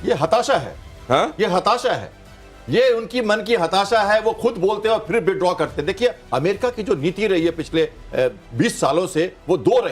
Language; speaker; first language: Hindi; native; Hindi